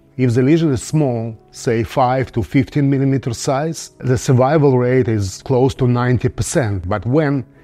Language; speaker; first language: English; non-native, fluent; Russian